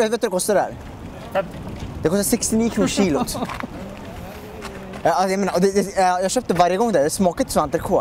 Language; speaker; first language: Swedish; native; Swedish